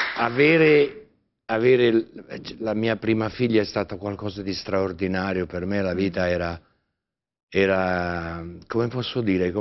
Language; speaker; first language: Italian; native; Italian